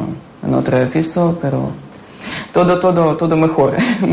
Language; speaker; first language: Spanish; non-native, learner; Ukrainian